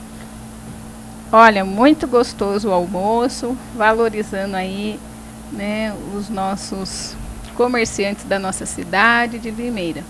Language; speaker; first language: Portuguese; native; Portuguese